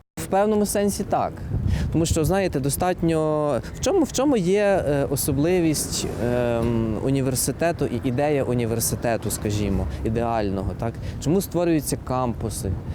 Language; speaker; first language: Ukrainian; native; Ukrainian